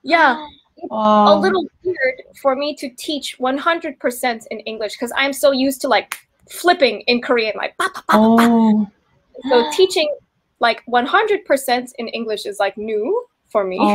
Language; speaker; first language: English; non-native, fluent; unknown